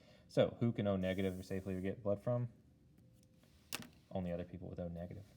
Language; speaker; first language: English; native; English